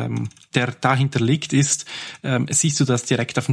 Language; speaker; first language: German; native; German